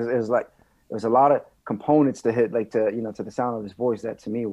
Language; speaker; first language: English; non-native, fluent; French